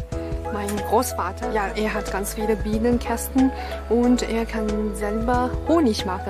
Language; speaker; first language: German; non-native, fluent; Chinese